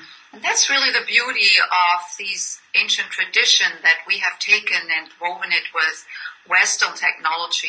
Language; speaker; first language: English; non-native, fluent; German